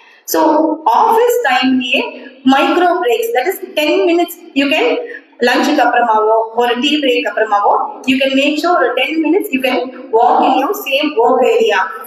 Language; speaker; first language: English; non-native, local second language; Tamil